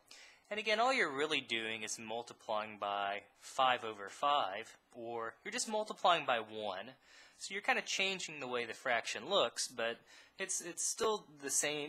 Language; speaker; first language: English; native; English